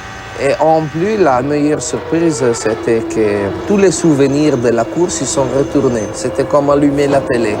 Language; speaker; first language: French; non-native, fluent; Italian